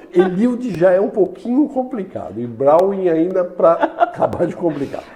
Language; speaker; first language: Portuguese; native; Portuguese